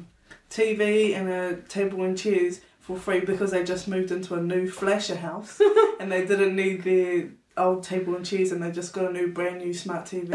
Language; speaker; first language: English; native; English